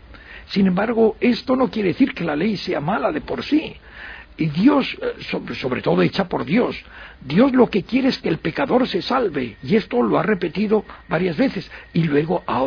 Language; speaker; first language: Spanish; native; Spanish